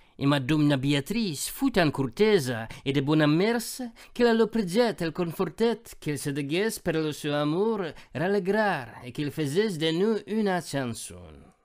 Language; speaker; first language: Occitan; non-native, fluent; Polish